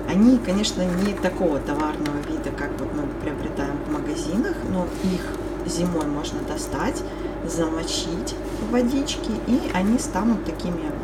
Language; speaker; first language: Russian; native; Russian